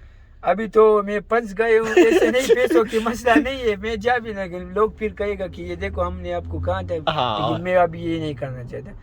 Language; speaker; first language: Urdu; non-native, local second language; Pashto